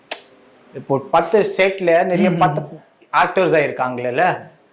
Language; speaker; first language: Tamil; non-native, learner; Kashmiri